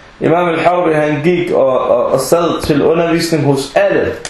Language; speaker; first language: Danish; early bilingual, other home language; Arabic